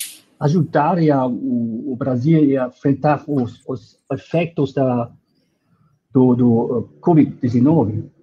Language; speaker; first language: Portuguese; non-native, fluent; German